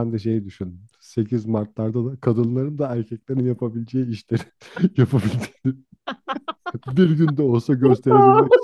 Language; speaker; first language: Turkish; native; Turkish